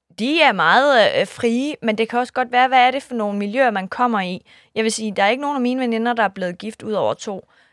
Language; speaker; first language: Danish; early bilingual, other home language; Kurdish